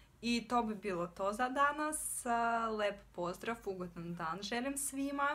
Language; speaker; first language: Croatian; non-native, fluent; Russian